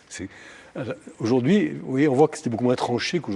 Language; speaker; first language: French; native; French